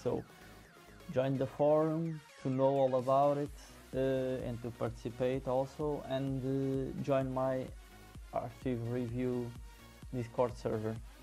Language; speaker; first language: English; non-native, fluent; Portuguese